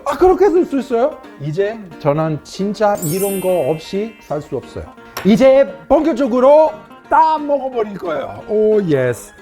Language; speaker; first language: Korean; non-native, fluent; Italian